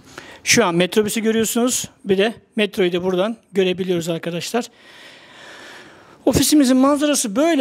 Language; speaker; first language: Turkish; native; Turkish